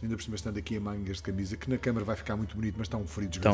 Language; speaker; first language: Portuguese; native; Portuguese